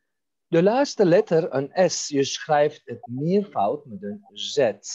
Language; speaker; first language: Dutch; non-native, fluent; Turkish